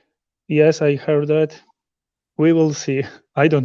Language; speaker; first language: English; non-native, learner; Polish